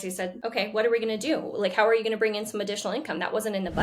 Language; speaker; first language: English; native; English